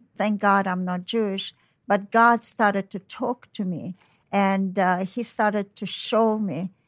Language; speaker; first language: English; non-native, fluent; Uzbek